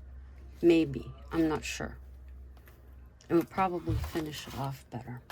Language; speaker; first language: English; native; English